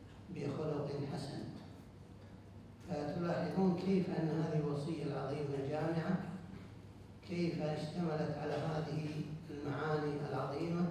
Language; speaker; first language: Arabic; native; Arabic